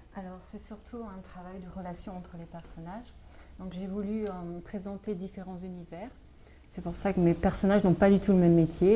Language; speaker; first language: French; native; French